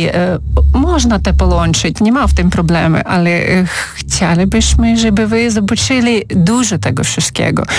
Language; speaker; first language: Polish; non-native, fluent; Ukrainian